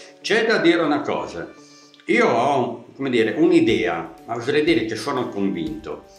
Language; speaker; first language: Italian; native; Italian